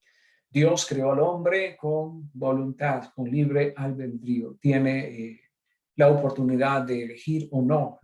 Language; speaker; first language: Spanish; native; Spanish